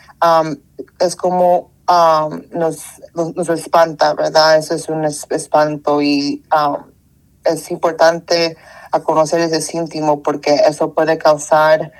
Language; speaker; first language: Spanish; early bilingual, heritage; Spanish